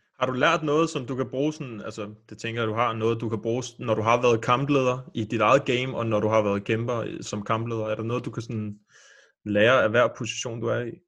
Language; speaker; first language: Danish; native; Danish